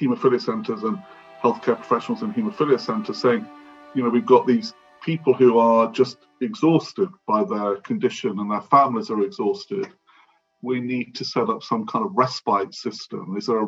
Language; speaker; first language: English; native; English